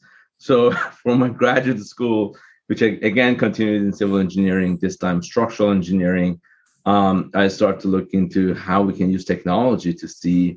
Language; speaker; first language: English; non-native, fluent; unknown